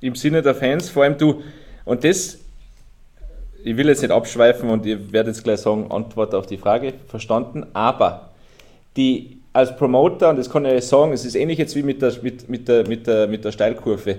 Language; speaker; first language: German; native; German